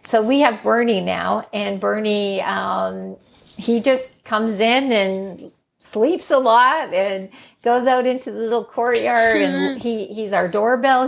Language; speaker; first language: English; native; English